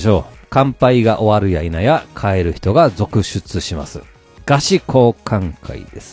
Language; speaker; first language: Japanese; native; Japanese